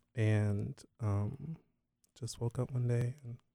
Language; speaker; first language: English; native; English